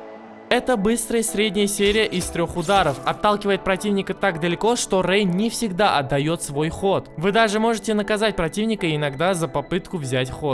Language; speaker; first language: Russian; native; Russian